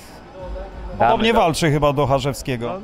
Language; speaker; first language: Polish; native; Polish